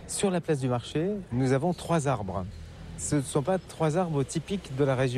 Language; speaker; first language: French; native; French